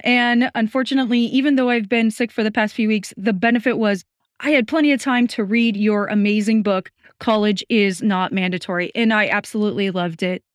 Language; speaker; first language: English; native; English